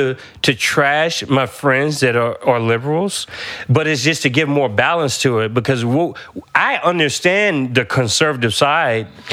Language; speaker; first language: English; native; English